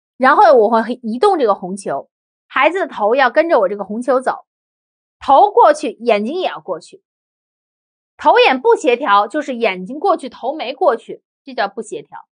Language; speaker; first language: Chinese; native; Chinese